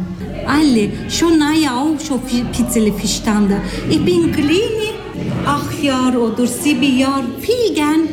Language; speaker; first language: German; non-native, learner; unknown